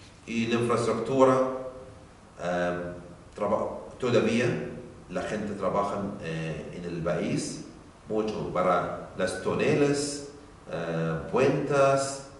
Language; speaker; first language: Spanish; non-native, learner; Arabic